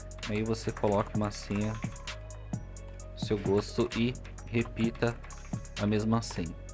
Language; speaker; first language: Portuguese; native; Portuguese